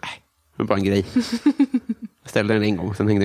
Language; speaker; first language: Swedish; native; Swedish